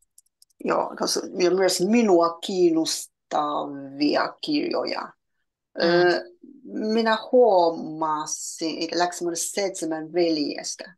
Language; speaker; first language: Finnish; non-native, learner; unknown